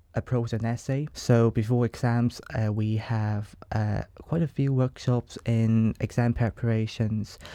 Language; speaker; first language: English; non-native, local second language; Cantonese